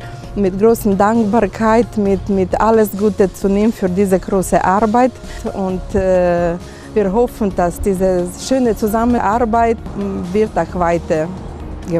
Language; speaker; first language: German; non-native, local second language; Ukrainian